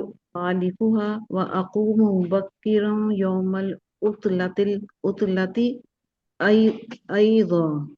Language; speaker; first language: Arabic; non-native, learner; Urdu